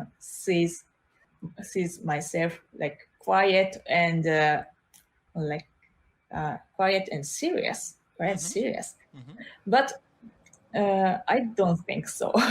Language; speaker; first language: English; non-native, learner; Japanese